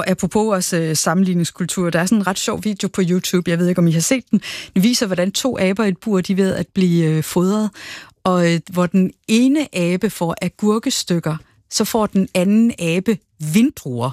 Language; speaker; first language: Danish; native; Danish